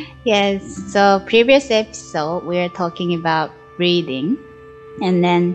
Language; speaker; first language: English; non-native, learner; Japanese